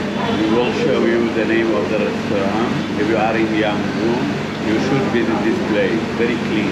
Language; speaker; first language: English; non-native, learner; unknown